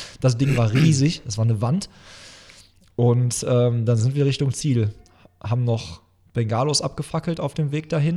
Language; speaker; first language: German; native; German